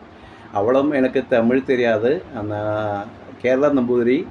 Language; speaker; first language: Tamil; non-native, learner; Malayalam